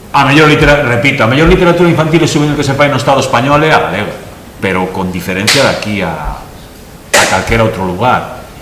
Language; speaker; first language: Galician; non-native, local second language; Spanish